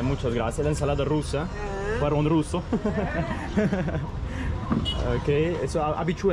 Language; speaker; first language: Spanish; non-native, fluent; Russian